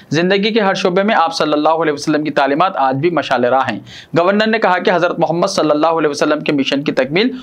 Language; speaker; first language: Urdu; native; Urdu